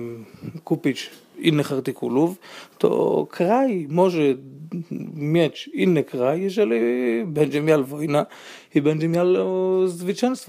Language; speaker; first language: Polish; non-native, fluent; Hebrew